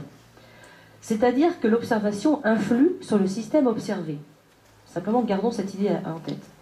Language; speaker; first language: French; native; French